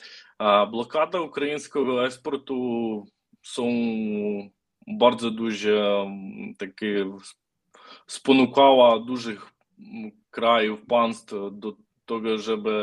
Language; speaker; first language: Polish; non-native, learner; Ukrainian